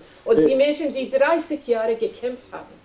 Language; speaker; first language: German; non-native, learner; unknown